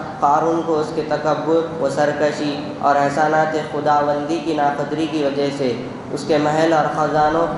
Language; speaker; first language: Urdu; native; Urdu